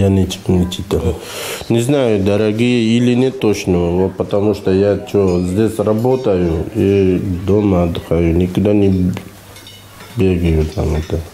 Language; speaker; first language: Russian; non-native, learner; Uzbek